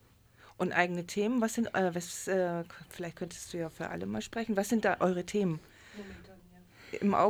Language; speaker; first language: German; native; German